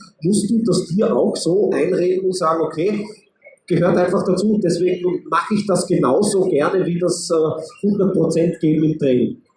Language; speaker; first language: German; native; German